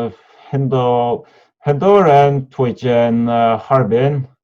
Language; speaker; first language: Chinese; non-native, learner; Norwegian